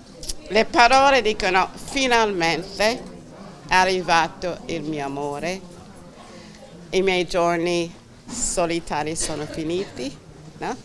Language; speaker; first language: Italian; non-native, fluent; English